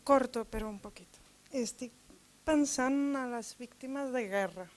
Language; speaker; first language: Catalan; non-native, fluent; Serbian